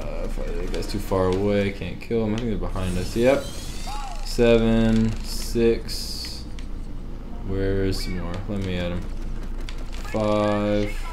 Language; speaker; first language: English; native; English